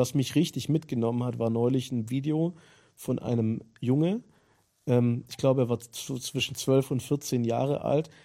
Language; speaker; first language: German; native; German